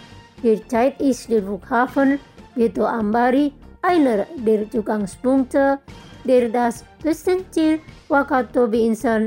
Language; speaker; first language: German; non-native, fluent; Indonesian